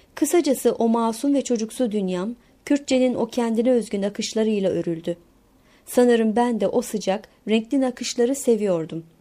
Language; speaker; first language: Turkish; non-native, local second language; Kurdish